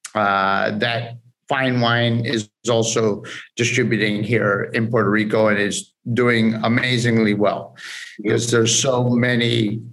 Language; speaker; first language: English; early bilingual, other home language; Spanish